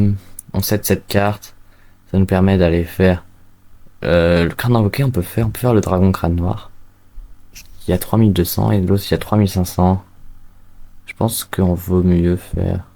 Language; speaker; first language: French; native; French